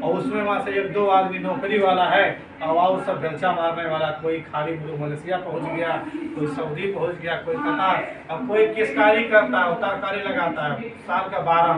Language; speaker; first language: Hindi; non-native, learner; Nepali